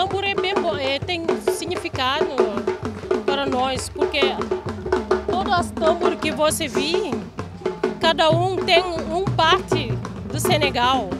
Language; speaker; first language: Portuguese; non-native, local second language; Wolof